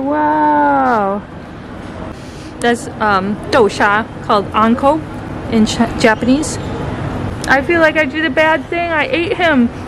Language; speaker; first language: English; native; English